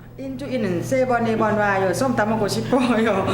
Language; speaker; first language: Korean; non-native, learner; Thai